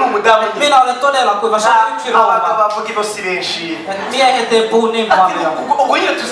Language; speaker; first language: Finnish; non-native, fluent; Kinyarwanda